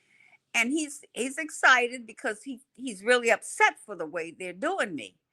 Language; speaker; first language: English; native; English